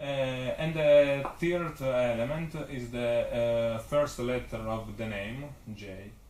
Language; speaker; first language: English; non-native, learner; Italian